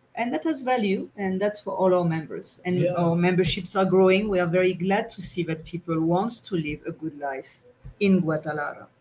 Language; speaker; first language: English; non-native, fluent; French